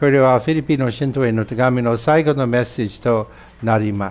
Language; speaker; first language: Japanese; non-native, fluent; English